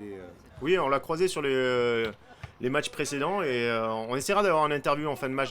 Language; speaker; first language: French; native; French